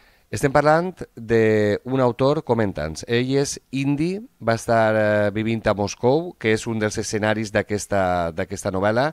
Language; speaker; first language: Catalan; native; Catalan